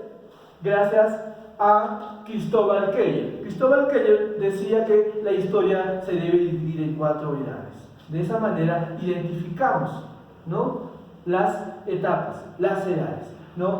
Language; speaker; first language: Spanish; native; Spanish